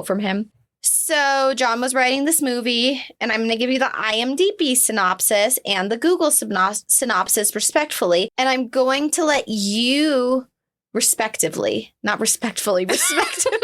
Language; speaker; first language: English; native; English